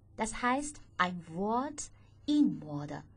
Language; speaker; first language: German; non-native, fluent; Chinese